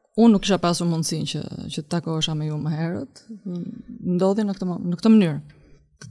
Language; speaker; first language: Albanian; native; Albanian